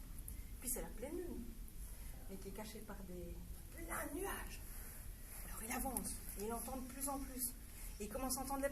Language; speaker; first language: French; native; French